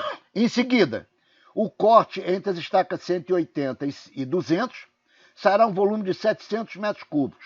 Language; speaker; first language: Portuguese; native; Portuguese